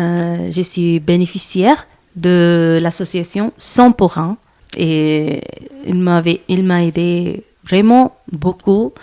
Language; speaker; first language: French; non-native, learner; Malayalam